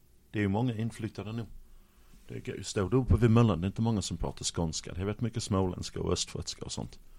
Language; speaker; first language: Swedish; non-native, fluent; English